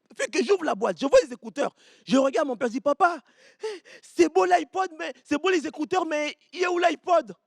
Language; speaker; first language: French; early bilingual, other home language; Lingala